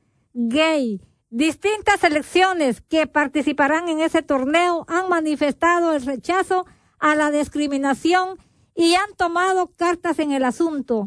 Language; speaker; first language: Spanish; native; Spanish